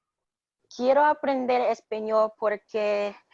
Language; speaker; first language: Spanish; non-native, learner; English